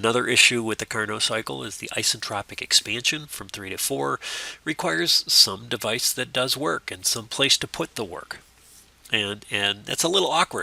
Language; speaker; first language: English; native; English